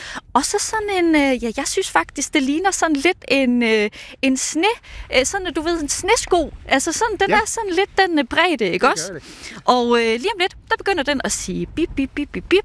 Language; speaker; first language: Danish; native; Danish